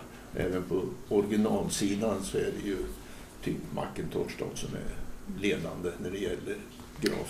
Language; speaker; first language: Swedish; native; Swedish